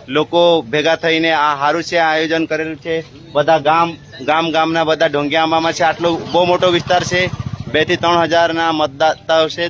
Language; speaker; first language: Gujarati; non-native, local second language; Bhili